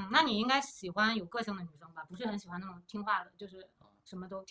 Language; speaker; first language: Chinese; native; Chinese